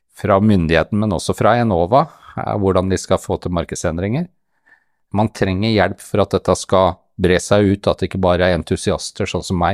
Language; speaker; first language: Norwegian; native; Norwegian